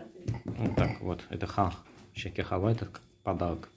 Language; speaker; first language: Russian; non-native, learner; Azerbaijani